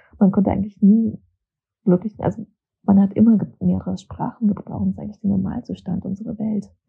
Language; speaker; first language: German; early bilingual, other home language; Russian